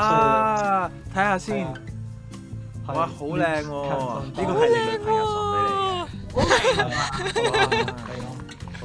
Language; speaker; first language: Cantonese; non-native, fluent; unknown